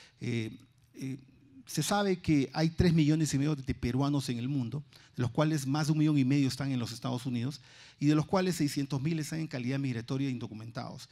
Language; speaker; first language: Spanish; native; Spanish